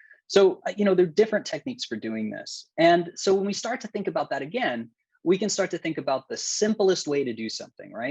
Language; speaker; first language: English; native; English